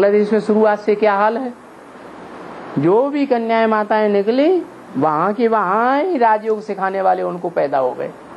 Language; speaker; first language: Hindi; native; Hindi